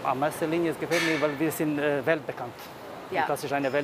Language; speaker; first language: German; non-native, learner; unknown